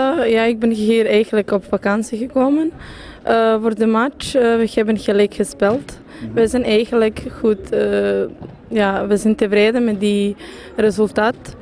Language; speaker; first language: Dutch; non-native, fluent; Serbian